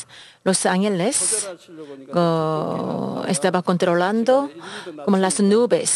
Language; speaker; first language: Spanish; non-native, learner; Korean